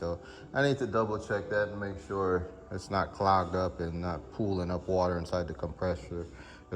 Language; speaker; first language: English; native; English